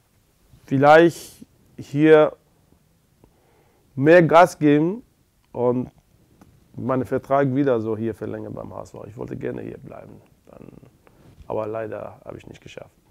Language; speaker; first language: German; non-native, learner; Persian